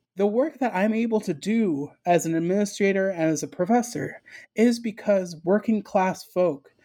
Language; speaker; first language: English; early bilingual, other home language; Spanish